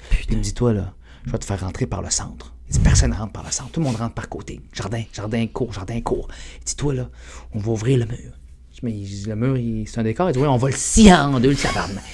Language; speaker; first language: French; early bilingual, other home language; Arabic